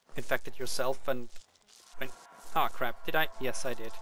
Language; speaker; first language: English; non-native, fluent; Swiss German